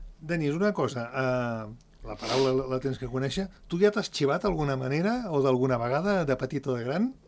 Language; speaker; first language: Catalan; native; Catalan